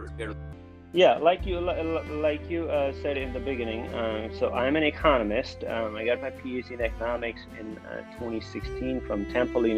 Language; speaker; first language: English; non-native, local second language; Nepali